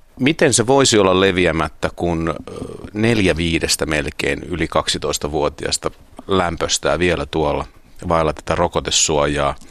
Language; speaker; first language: Finnish; native; Finnish